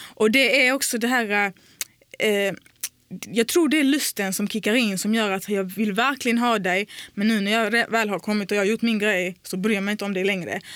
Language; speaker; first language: Swedish; early bilingual, other home language; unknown